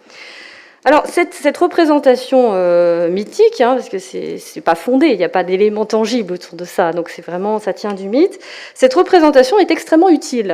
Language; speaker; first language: French; native; French